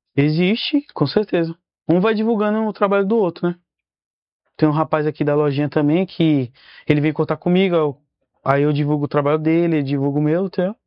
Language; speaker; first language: Portuguese; native; Portuguese